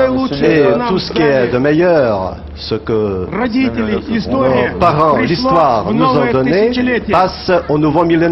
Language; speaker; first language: French; non-native, fluent; Russian